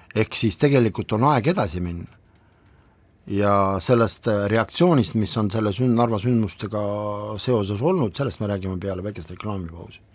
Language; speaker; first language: Estonian; non-native, local second language; Russian